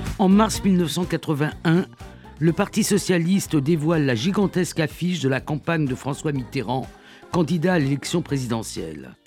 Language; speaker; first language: French; native; French